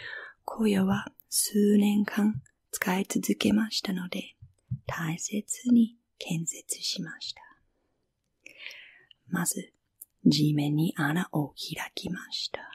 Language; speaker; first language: Japanese; non-native, fluent; English